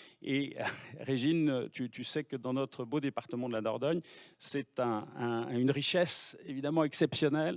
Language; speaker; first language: French; native; French